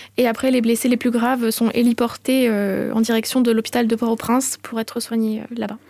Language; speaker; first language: French; native; French